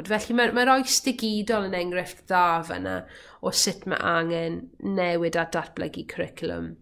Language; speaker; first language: Welsh; native; Welsh